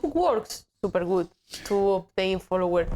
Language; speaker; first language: English; non-native, learner; Spanish